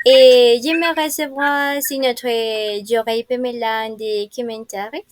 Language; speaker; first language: French; non-native, fluent; Spanish